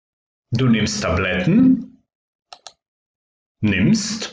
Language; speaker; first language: German; non-native, fluent; Croatian